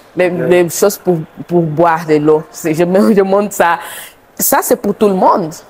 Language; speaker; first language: French; non-native, learner; Portuguese